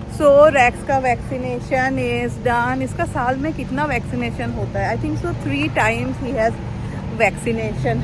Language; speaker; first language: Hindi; non-native, local second language; Bangla